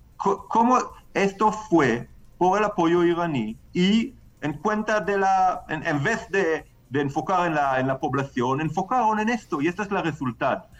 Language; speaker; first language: Spanish; non-native, fluent; Hebrew